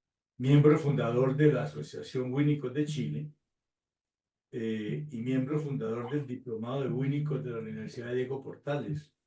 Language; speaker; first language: Spanish; native; Spanish